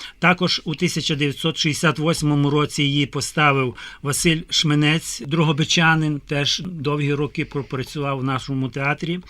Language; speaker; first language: Ukrainian; native; Ukrainian